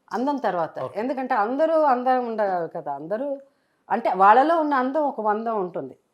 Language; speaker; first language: Telugu; native; Telugu